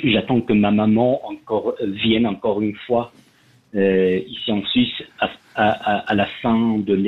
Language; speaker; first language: French; non-native, fluent; Persian